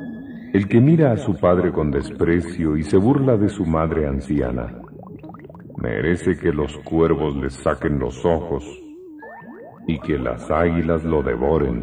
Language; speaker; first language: Spanish; native; Spanish